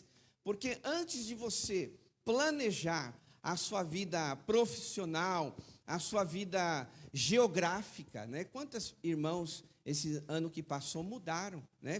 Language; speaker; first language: Portuguese; native; Portuguese